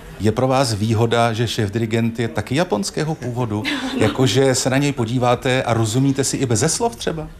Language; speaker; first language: Czech; native; Czech